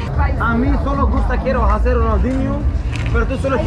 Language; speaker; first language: Spanish; non-native, learner; Swedish